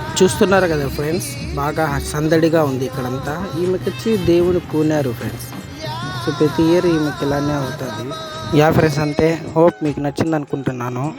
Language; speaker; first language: Telugu; non-native, local second language; Urdu